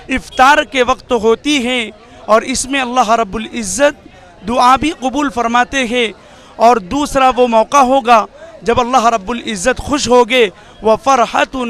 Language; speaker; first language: Urdu; native; Urdu